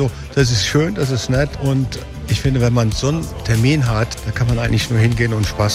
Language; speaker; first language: German; native; German